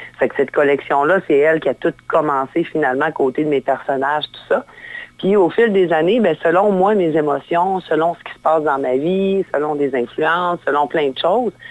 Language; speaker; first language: French; native; French